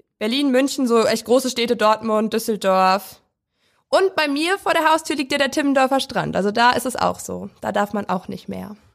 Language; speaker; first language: German; native; German